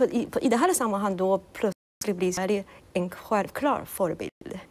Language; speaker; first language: Swedish; non-native, fluent; Chinese